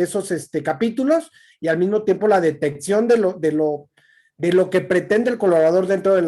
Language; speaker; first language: Spanish; native; Spanish